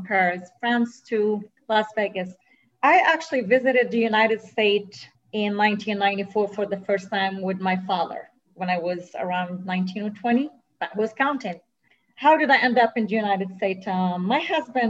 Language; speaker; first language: English; non-native, fluent; Arabic